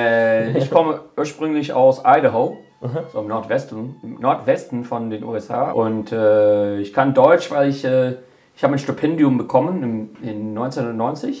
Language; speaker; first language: German; non-native, fluent; English